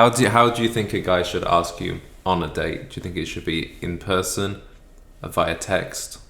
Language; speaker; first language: English; native; English